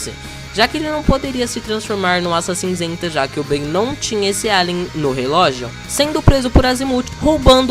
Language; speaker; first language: Portuguese; native; Portuguese